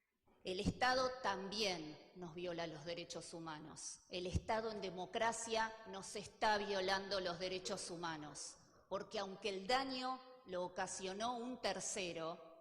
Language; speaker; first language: Spanish; native; Spanish